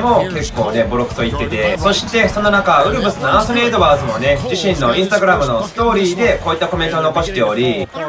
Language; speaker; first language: Japanese; native; Japanese